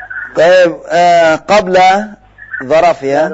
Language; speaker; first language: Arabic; non-native, fluent; Indonesian